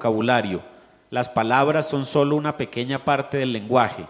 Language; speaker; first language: Spanish; native; Spanish